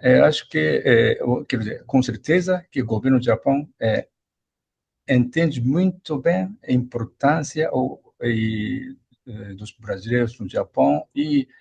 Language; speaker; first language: Portuguese; non-native, fluent; Japanese